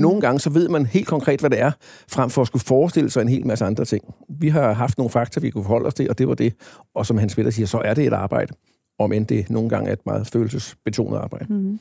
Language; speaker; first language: Danish; native; Danish